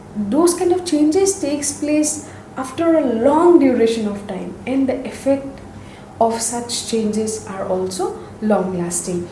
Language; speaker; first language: English; non-native, local second language; Assamese